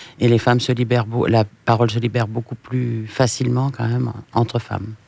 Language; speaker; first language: French; native; French